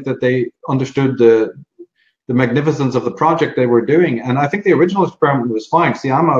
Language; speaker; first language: English; native; English